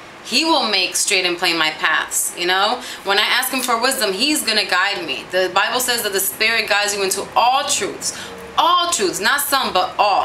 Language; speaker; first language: English; early bilingual, other home language; Spanish